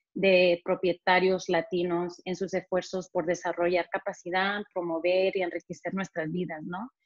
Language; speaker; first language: Spanish; early bilingual, heritage; Spanish